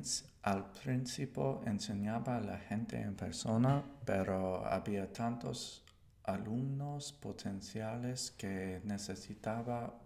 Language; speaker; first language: Spanish; non-native, learner; English